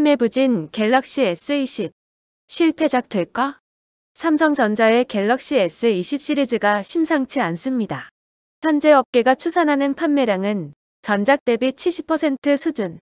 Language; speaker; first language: Korean; native; Korean